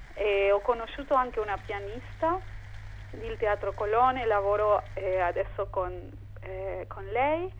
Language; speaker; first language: Italian; non-native, fluent; Spanish